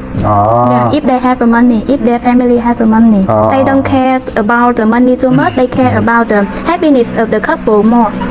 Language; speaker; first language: English; non-native, learner; Vietnamese